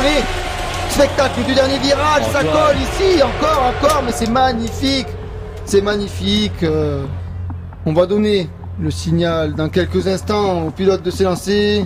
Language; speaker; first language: French; native; French